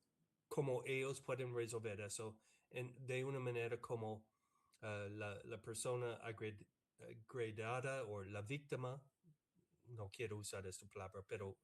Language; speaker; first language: Spanish; non-native, fluent; English